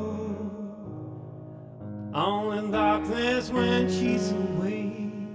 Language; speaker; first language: English; non-native, fluent; Swedish